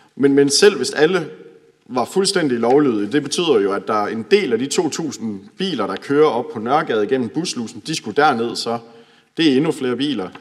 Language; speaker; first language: Danish; native; Danish